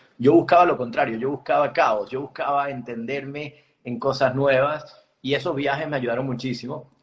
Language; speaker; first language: Spanish; native; Spanish